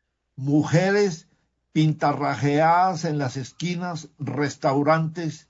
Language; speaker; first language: Spanish; native; Spanish